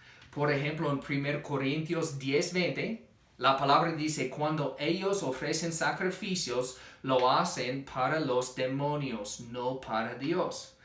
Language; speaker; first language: Spanish; non-native, fluent; English